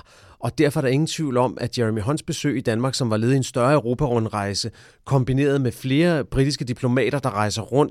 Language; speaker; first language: Danish; native; Danish